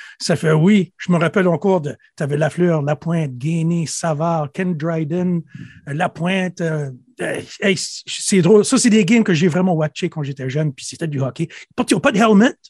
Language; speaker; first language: French; native; French